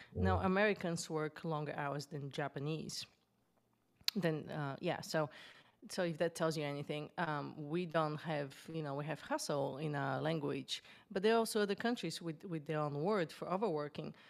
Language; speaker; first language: English; non-native, fluent; Bulgarian